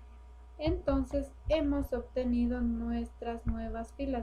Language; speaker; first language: Spanish; native; Spanish